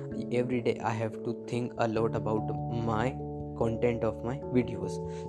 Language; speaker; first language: English; non-native, local second language; Hindi